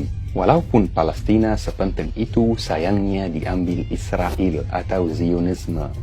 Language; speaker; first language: Indonesian; non-native, fluent; Arabic